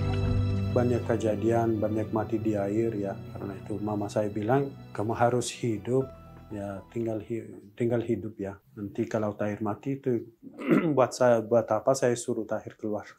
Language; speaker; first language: Indonesian; non-native, learner; Persian